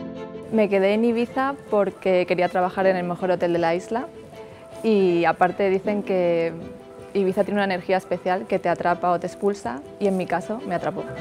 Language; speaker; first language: Spanish; native; Spanish